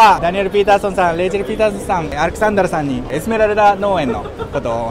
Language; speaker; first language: Spanish; non-native, learner; Japanese